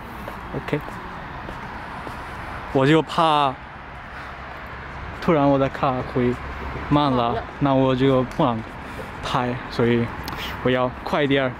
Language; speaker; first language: Chinese; non-native, learner; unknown